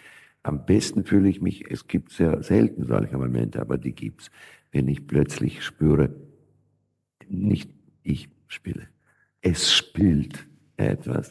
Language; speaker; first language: German; non-native, fluent; Russian